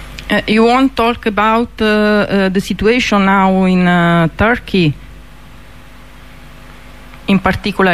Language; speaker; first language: English; non-native, learner; Italian